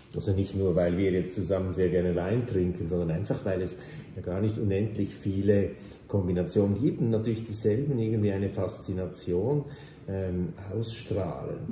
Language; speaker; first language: German; native; German